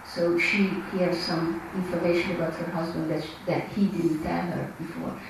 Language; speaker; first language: English; non-native, fluent; Hungarian